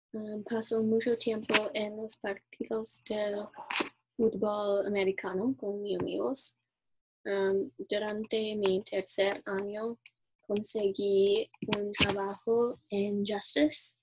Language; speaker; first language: Spanish; non-native, learner; English